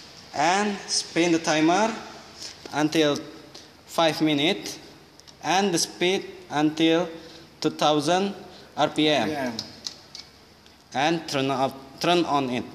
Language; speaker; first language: English; non-native, learner; Indonesian